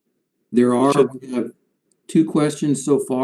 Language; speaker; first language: English; native; English